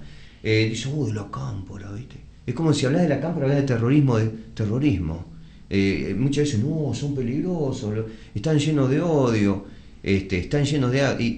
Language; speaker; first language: Spanish; native; Spanish